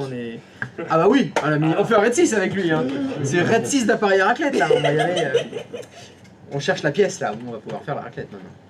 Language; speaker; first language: French; native; French